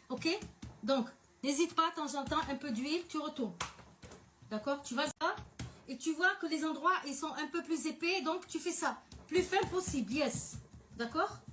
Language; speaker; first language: French; early bilingual, other home language; Arabic